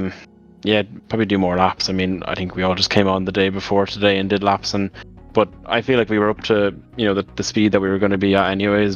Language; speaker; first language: English; native; English